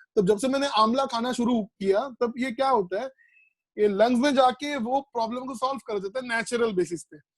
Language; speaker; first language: Hindi; non-native, local second language; Bangla